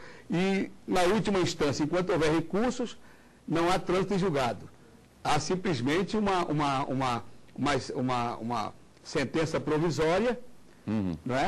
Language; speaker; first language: Portuguese; native; Portuguese